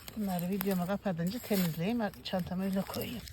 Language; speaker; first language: Turkish; native; Turkish